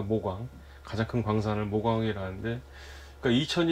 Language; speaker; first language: Korean; native; Korean